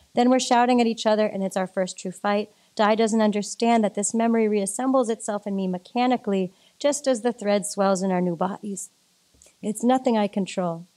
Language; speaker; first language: English; native; English